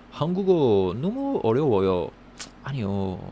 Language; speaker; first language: Korean; non-native, learner; English